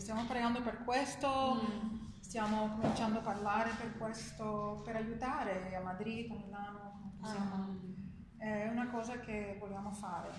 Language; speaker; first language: Italian; non-native, learner; English